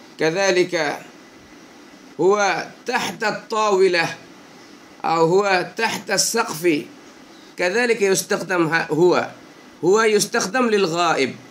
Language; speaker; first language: Arabic; non-native, fluent; Bangla